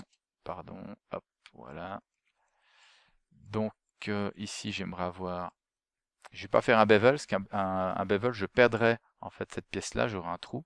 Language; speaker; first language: French; native; French